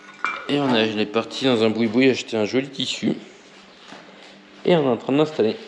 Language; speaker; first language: French; native; French